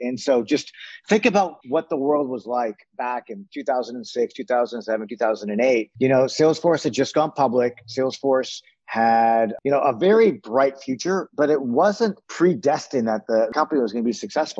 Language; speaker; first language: English; native; English